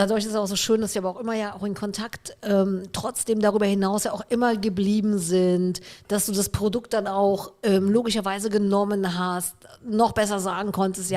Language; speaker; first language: German; native; German